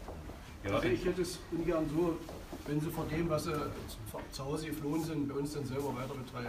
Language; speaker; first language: German; native; German